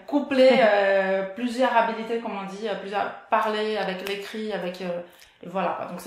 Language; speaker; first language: French; non-native, fluent; Portuguese